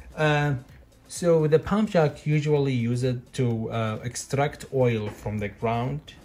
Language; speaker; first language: English; non-native, learner; Arabic